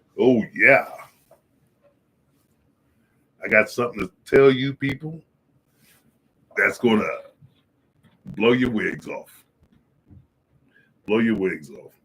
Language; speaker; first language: English; native; English